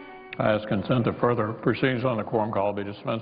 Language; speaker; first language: English; native; English